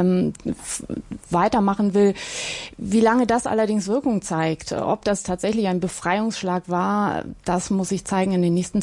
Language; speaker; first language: German; native; German